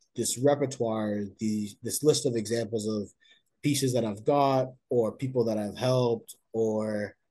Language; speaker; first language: English; native; English